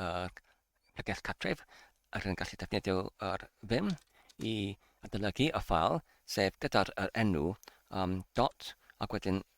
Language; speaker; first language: Welsh; non-native, fluent; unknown